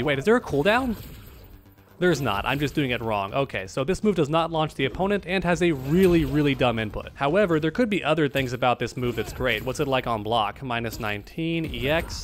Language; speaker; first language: English; native; English